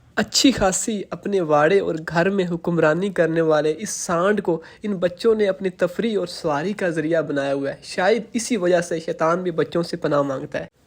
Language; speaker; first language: Urdu; non-native, local second language; Punjabi